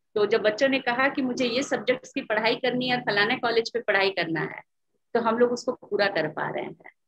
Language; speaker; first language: Hindi; native; Hindi